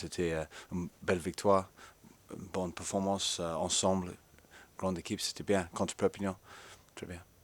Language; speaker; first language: French; non-native, fluent; English